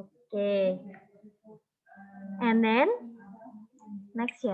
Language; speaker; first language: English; non-native, learner; Indonesian